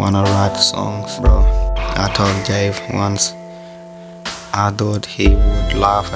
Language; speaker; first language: English; native; English